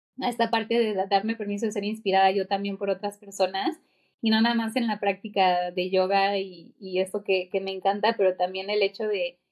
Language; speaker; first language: Spanish; native; Spanish